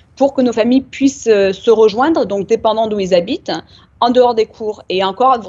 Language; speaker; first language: French; native; French